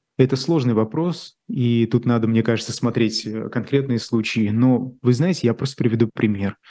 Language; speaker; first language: Russian; native; Russian